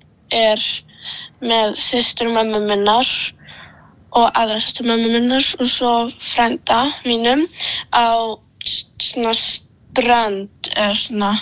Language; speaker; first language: Icelandic; early bilingual, other home language; Polish